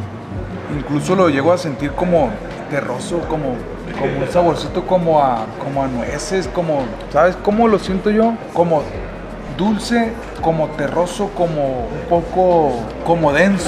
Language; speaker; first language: Spanish; native; Spanish